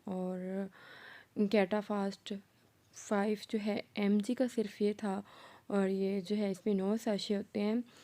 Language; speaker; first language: Urdu; non-native, local second language; Punjabi